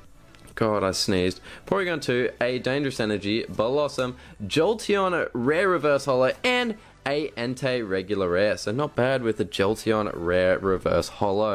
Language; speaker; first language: English; native; English